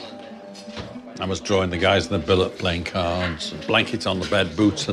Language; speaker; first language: English; native; English